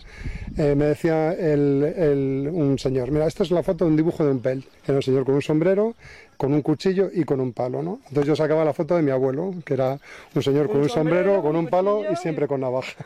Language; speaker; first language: Spanish; native; Spanish